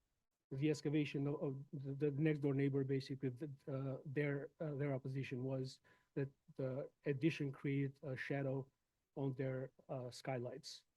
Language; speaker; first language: English; non-native, fluent; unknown